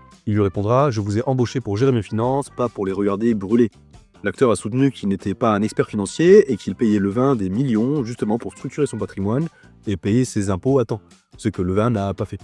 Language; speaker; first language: French; native; French